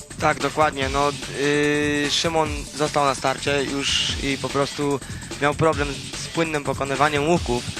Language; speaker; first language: Polish; native; Polish